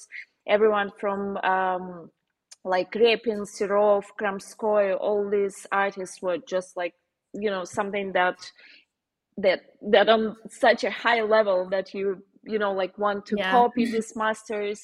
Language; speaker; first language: English; non-native, fluent; Russian